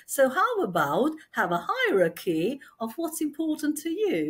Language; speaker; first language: English; non-native, fluent; Albanian